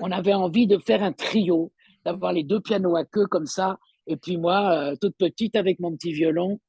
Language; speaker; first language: French; native; French